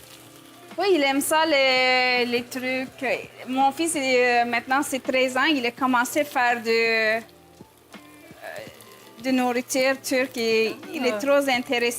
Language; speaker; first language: French; non-native, learner; Turkish